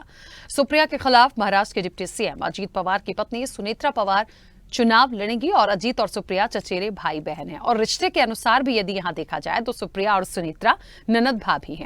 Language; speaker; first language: Hindi; native; Hindi